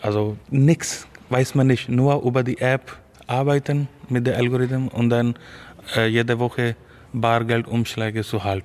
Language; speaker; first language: German; non-native, learner; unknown